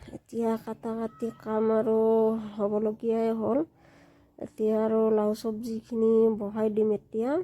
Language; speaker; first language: Assamese; native; Assamese